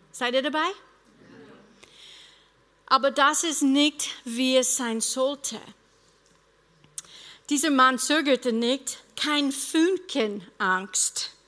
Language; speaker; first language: German; non-native, fluent; English